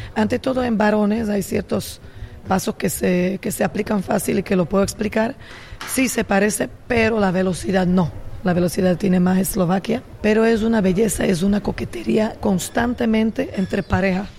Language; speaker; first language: Spanish; non-native, fluent; Slovak